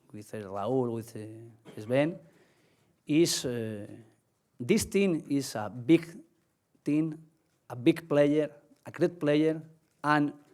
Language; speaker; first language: English; non-native, learner; Spanish